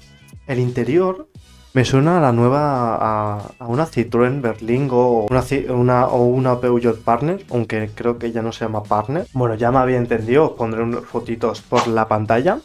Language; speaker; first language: Spanish; native; Spanish